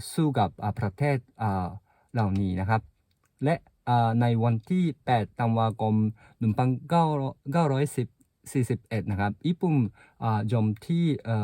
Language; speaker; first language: Thai; non-native, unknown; Japanese